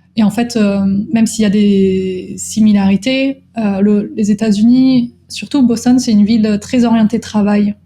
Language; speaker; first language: French; native; French